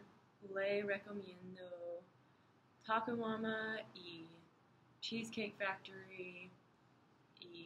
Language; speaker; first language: Spanish; non-native, learner; English